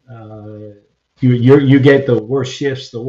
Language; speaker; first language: English; early bilingual, other home language; Spanish